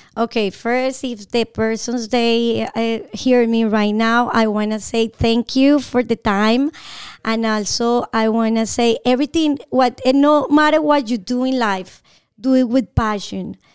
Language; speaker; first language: English; non-native, learner; Spanish